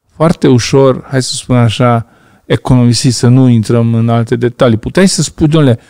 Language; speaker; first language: Romanian; non-native, local second language; Hungarian